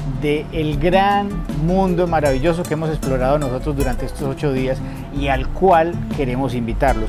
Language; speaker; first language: Spanish; native; Spanish